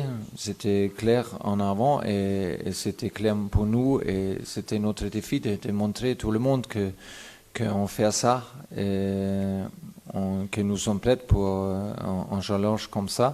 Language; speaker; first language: French; non-native, fluent; German